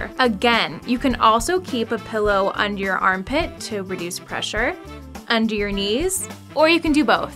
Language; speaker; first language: English; native; English